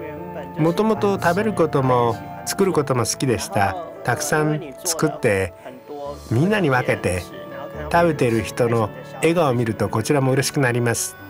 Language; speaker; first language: Japanese; non-native, fluent; Chinese